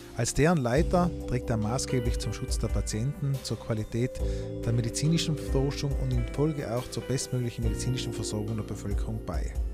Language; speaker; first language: German; native; German